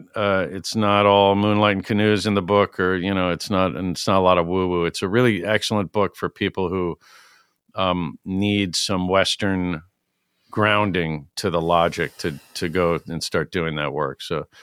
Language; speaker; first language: English; native; English